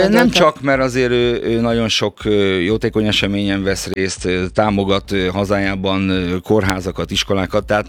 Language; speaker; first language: Hungarian; native; Hungarian